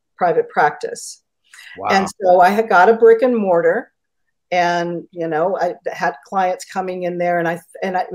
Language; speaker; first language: English; native; English